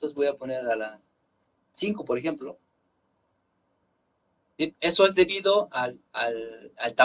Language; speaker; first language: Spanish; native; Spanish